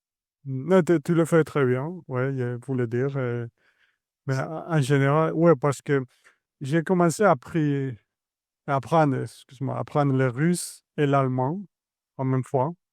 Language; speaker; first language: French; non-native, fluent; Spanish